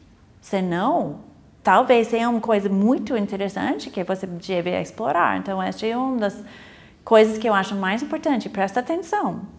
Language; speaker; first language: Portuguese; non-native, fluent; English